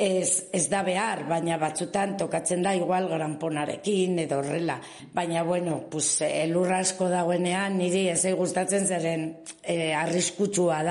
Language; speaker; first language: Basque; non-native, local second language; Spanish